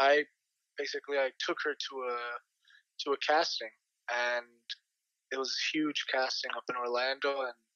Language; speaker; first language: English; native; English